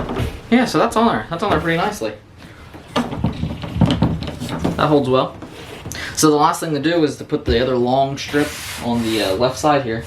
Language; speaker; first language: English; native; English